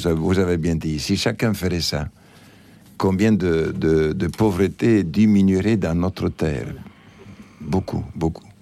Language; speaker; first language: French; non-native, fluent; Spanish